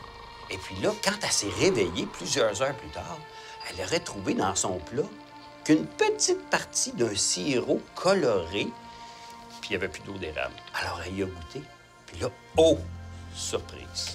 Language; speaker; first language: French; native; French